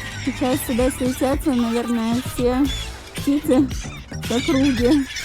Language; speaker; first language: Russian; native; Russian